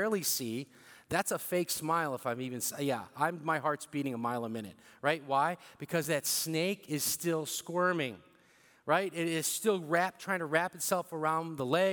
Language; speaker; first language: English; early bilingual, other home language; Bikol